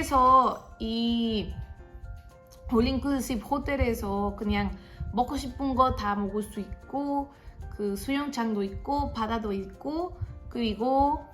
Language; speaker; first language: Korean; non-native, fluent; Spanish